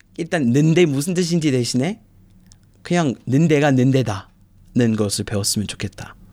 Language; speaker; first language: Korean; non-native, fluent; English